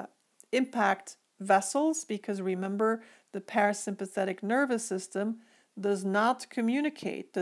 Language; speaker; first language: English; native; English